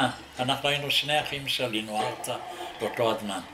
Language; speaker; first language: Hebrew; non-native, fluent; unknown